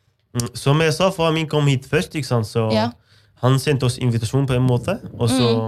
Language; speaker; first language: Norwegian; non-native, fluent; Arabic